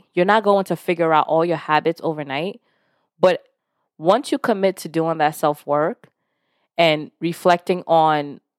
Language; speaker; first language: English; early bilingual, other home language; Yoruba